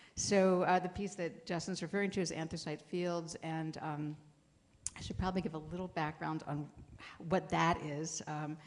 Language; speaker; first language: English; native; English